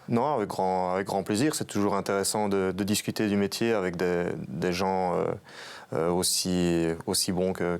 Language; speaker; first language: French; native; French